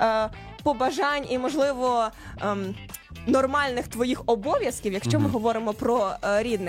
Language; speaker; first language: Ukrainian; native; Ukrainian